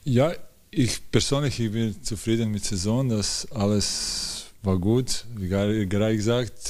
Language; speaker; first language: German; non-native, fluent; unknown